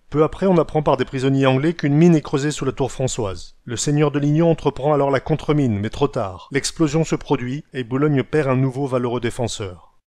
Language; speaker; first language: French; native; French